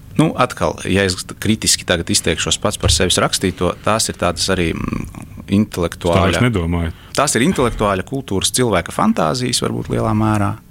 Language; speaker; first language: Latvian; non-native, local second language; Russian